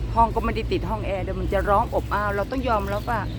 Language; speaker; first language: Thai; native; Thai